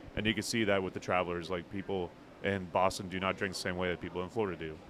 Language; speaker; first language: English; native; English